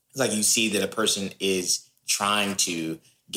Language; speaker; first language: English; native; English